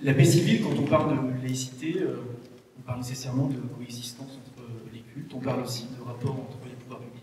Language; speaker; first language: French; native; French